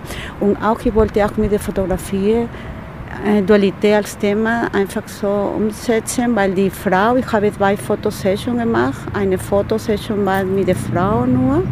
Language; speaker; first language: German; non-native, fluent; Spanish